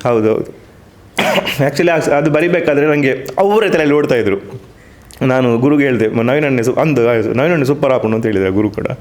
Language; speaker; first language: Kannada; non-native, local second language; Tulu